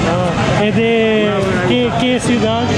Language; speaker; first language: Spanish; non-native, learner; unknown